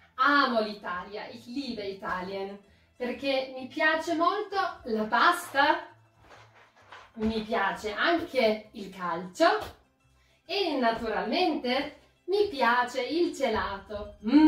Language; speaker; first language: Italian; non-native, fluent; German